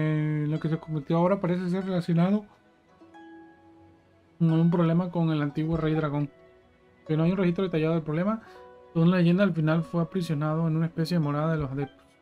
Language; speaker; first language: Spanish; native; Spanish